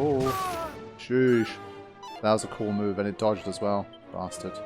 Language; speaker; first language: English; native; English